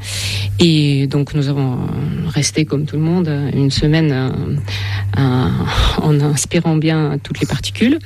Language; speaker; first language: French; non-native, fluent; Russian